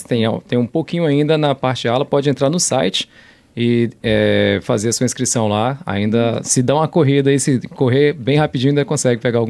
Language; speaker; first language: Portuguese; native; Portuguese